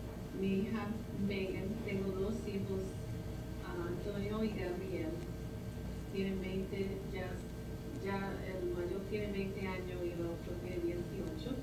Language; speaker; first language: Spanish; early bilingual, heritage; Spanish